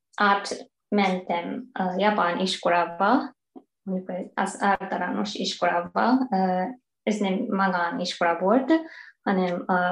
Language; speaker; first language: Hungarian; non-native, fluent; Japanese